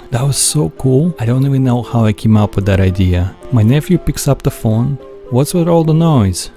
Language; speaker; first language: English; non-native, fluent; Russian